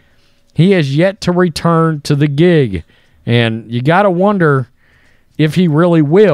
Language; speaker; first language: English; native; English